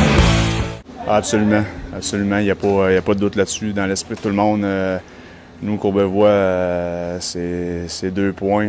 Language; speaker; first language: French; native; French